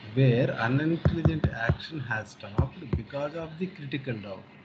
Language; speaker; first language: English; non-native, local second language; Telugu